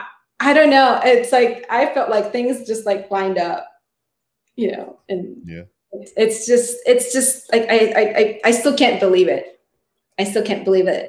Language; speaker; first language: English; non-native, local second language; Filipino